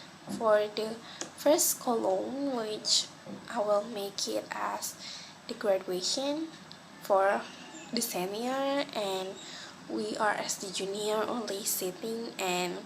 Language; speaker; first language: English; non-native, local second language; Malay